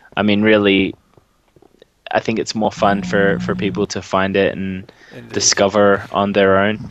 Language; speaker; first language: English; native; English